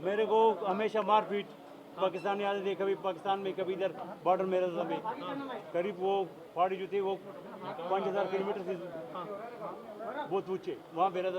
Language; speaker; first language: Hindi; non-native, learner; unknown